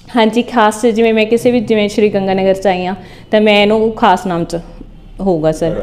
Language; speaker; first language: Hindi; non-native, local second language; Punjabi